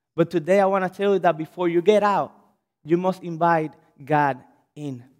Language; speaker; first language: English; non-native, fluent; Spanish